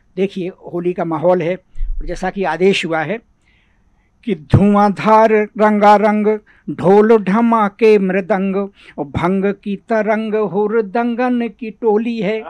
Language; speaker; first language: Hindi; native; Hindi